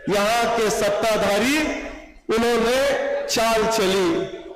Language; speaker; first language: Hindi; non-native, local second language; Marathi